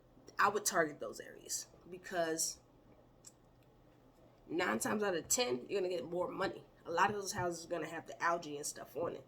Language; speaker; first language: English; native; English